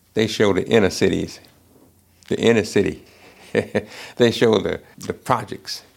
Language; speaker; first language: English; native; English